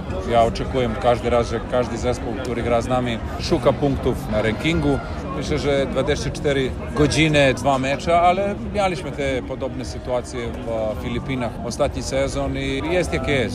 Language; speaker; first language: Polish; non-native, fluent; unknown